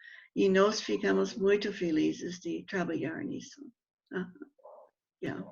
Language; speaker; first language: Portuguese; non-native, fluent; English